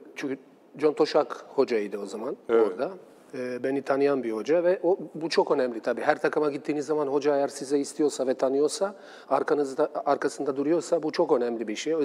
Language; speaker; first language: Turkish; non-native, fluent; Bosnian